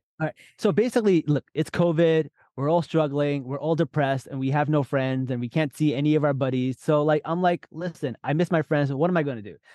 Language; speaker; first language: English; early bilingual, other home language; Urdu